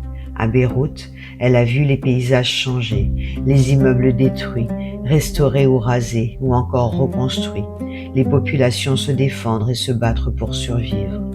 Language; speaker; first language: French; native; French